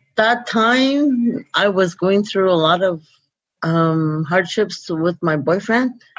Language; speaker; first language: English; non-native, fluent; Cree